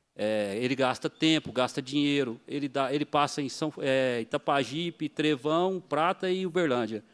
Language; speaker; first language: Portuguese; native; Portuguese